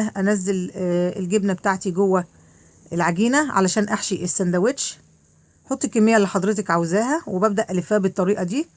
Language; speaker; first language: Arabic; native; Arabic